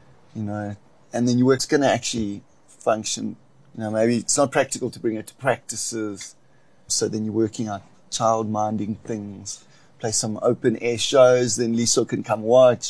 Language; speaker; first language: English; native; English